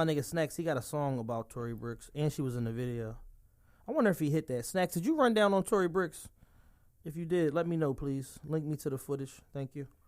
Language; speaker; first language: English; native; English